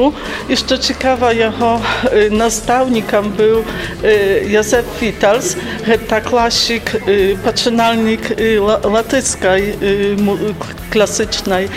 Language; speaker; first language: Polish; non-native, learner; Belarusian